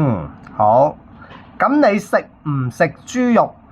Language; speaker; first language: Cantonese; native; Cantonese